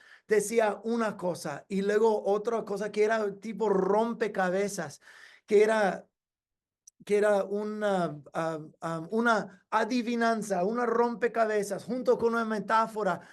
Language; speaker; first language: Spanish; non-native, fluent; English